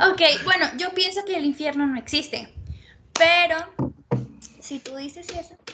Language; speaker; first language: Spanish; native; Spanish